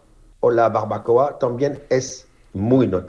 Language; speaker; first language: Spanish; non-native, fluent; French